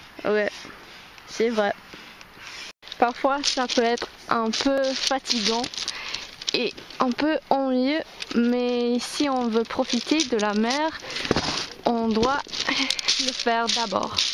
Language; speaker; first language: French; non-native, fluent; English